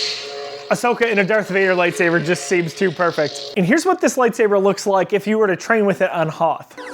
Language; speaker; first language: English; native; English